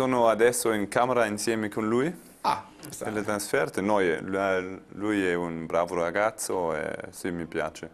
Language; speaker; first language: Italian; non-native, learner; German